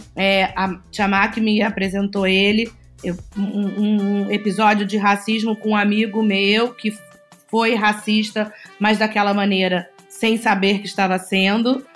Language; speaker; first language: Portuguese; native; Portuguese